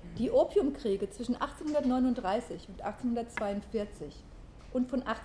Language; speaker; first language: German; native; German